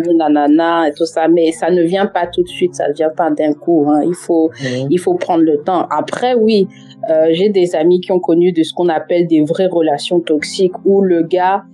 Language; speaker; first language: French; native; French